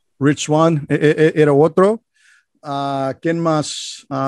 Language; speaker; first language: Spanish; non-native, learner; English